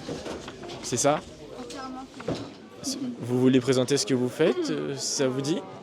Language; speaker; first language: French; native; French